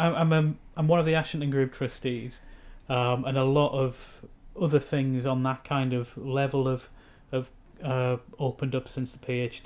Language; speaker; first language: English; native; English